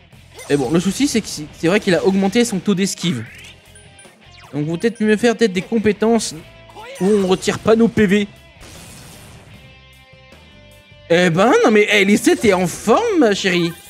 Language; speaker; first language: French; native; French